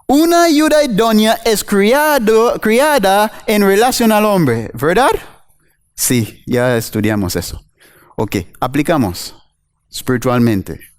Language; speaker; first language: Spanish; non-native, learner; English